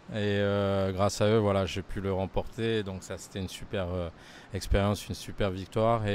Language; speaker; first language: French; native; French